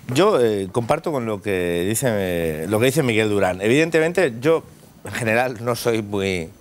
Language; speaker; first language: Spanish; non-native, local second language; Catalan